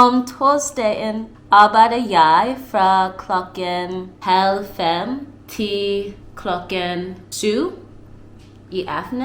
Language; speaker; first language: Danish; non-native, learner; English